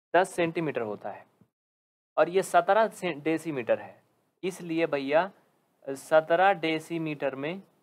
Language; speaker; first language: Hindi; native; Hindi